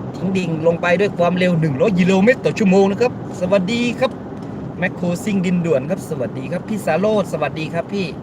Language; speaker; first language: Thai; native; Thai